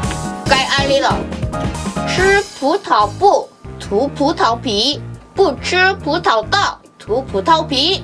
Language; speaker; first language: Chinese; non-native, fluent; Korean